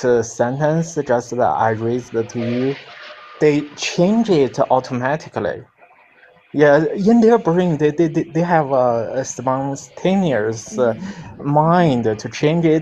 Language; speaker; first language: English; non-native, learner; Chinese